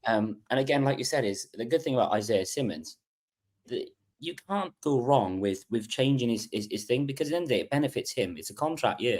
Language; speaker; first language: English; native; English